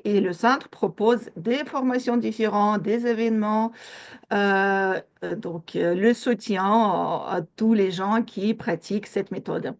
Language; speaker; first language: French; non-native, fluent; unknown